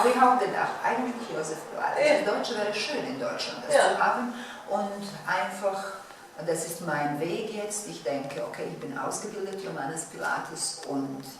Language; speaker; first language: German; non-native, fluent; Bosnian